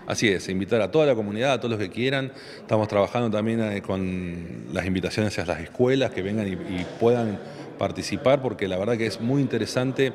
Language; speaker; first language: Spanish; native; Spanish